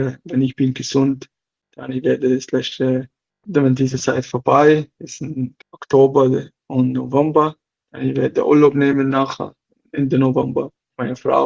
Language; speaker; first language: German; non-native, learner; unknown